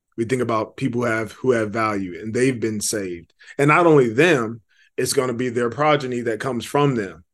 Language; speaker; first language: English; native; English